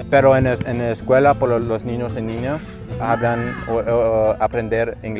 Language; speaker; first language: Spanish; non-native, learner; English